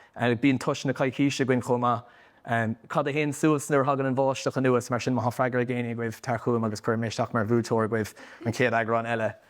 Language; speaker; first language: Irish; native; Irish